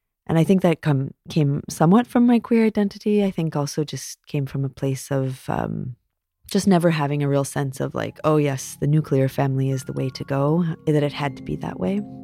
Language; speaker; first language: English; native; English